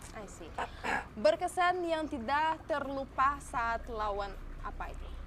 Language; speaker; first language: Indonesian; non-native, fluent; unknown